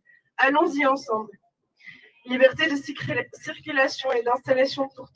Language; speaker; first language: French; native; French